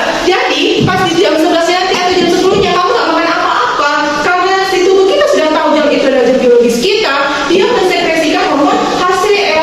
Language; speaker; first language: Indonesian; native; Indonesian